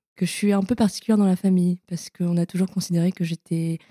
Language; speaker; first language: French; native; French